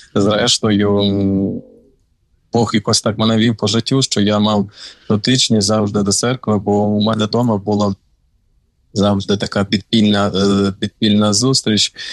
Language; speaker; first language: Ukrainian; native; Ukrainian